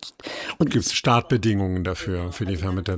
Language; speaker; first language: German; native; German